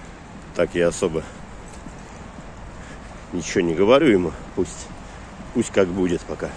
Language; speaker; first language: Russian; native; Russian